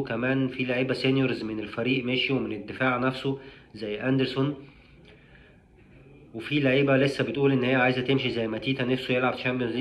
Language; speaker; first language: Arabic; native; Arabic